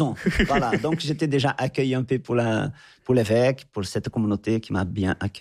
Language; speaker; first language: French; non-native, fluent; Portuguese